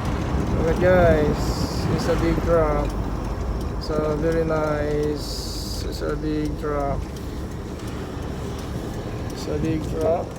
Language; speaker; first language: English; non-native, learner; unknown